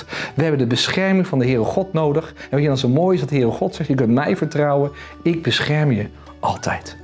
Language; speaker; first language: Dutch; native; Dutch